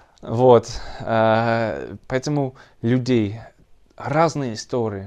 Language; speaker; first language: Russian; non-native, learner; Dutch